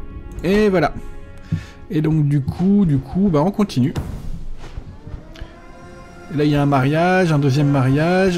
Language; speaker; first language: French; native; French